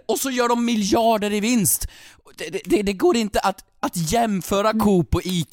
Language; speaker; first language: Swedish; native; Swedish